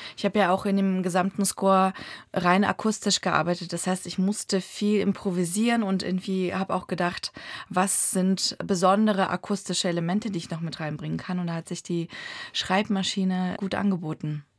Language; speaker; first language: German; early bilingual, other home language; Russian